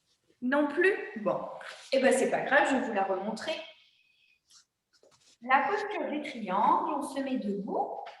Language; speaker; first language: French; native; French